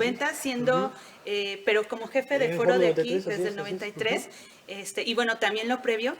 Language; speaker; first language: Spanish; native; Spanish